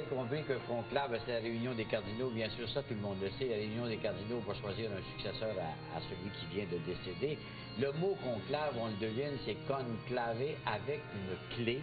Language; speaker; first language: French; native; French